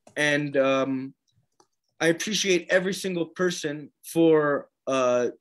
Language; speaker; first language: English; native; English